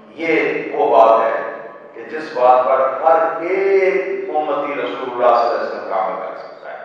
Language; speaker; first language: Urdu; non-native, local second language; Punjabi